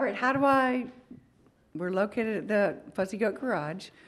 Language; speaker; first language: English; native; English